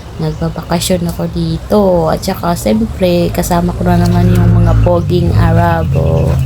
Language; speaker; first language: Filipino; non-native, local second language; Cebuano